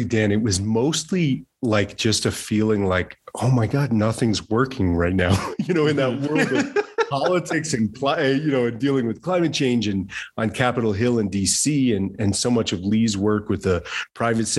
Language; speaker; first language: English; native; English